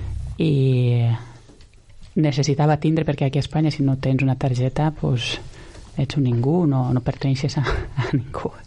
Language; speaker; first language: Catalan; non-native, fluent; Romanian